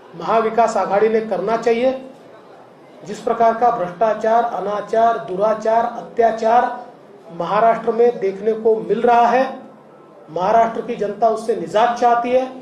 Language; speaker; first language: Hindi; non-native, local second language; Marathi